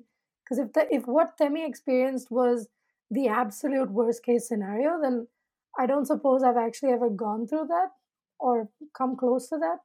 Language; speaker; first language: English; non-native, local second language; Malayalam